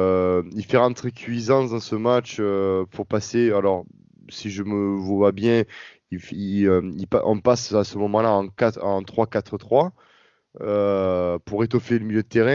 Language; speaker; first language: French; native; French